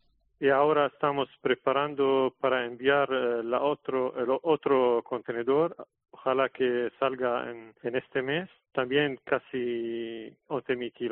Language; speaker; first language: Spanish; non-native, learner; Arabic